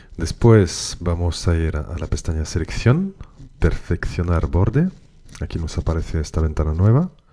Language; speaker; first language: Spanish; native; Spanish